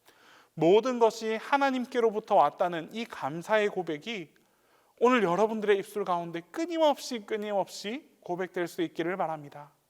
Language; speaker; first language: Korean; native; Korean